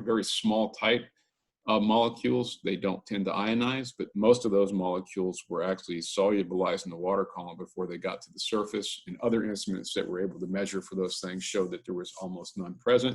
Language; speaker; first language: English; native; English